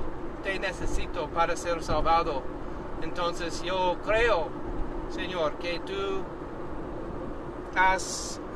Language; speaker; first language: Spanish; non-native, learner; English